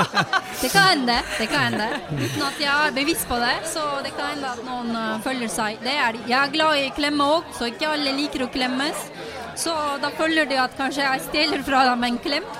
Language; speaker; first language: Norwegian; non-native, fluent; Turkish